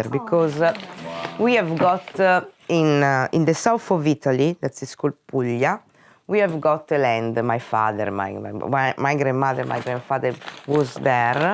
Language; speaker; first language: English; non-native, fluent; Italian